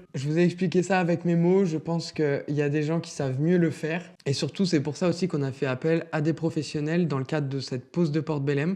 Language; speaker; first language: French; native; French